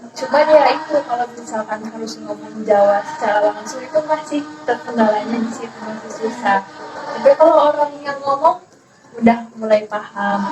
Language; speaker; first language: Indonesian; non-native, local second language; Sundanese